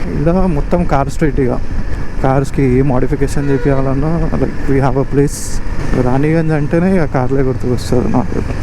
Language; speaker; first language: Telugu; non-native, local second language; Hindi